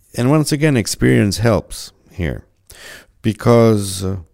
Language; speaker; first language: English; non-native, fluent; French